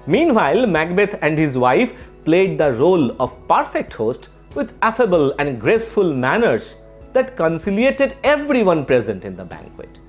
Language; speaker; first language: English; non-native, local second language; Bangla